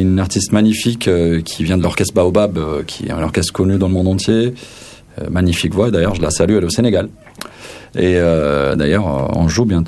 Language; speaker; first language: French; non-native, local second language; Arabic